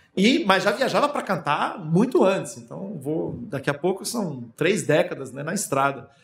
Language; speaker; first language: Portuguese; non-native, fluent; German